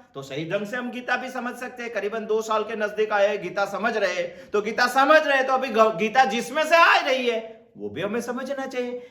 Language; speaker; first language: Hindi; non-native, local second language; Gujarati